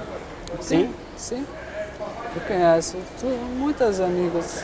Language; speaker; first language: Portuguese; non-native, local second language; Arabic